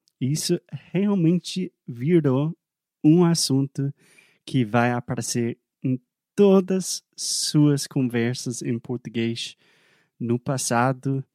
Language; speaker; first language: Portuguese; non-native, fluent; English